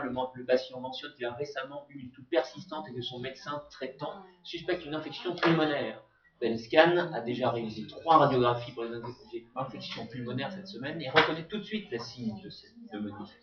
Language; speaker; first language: French; native; French